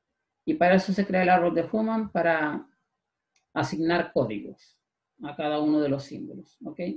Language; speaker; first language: Spanish; native; Spanish